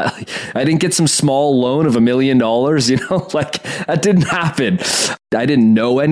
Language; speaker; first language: English; native; English